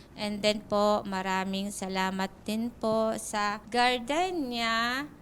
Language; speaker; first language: Filipino; non-native, local second language; Bikol